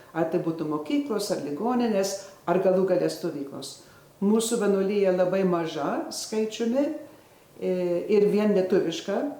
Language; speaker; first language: Lithuanian; early bilingual, heritage; Lithuanian